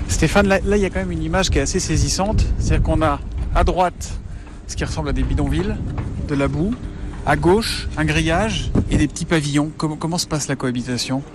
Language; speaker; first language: French; native; French